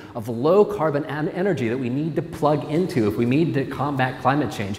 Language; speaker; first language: English; native; English